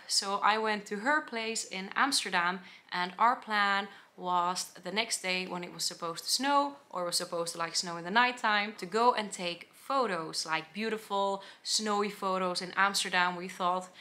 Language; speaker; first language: English; non-native, fluent; Finnish